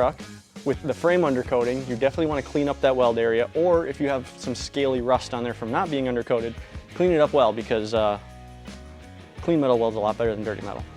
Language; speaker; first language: English; native; English